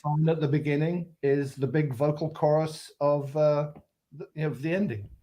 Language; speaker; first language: English; native; English